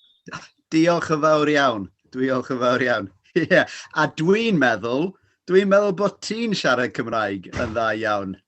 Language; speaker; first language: Welsh; non-native, fluent; English